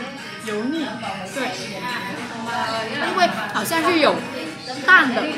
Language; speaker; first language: Chinese; non-native, fluent; Vietnamese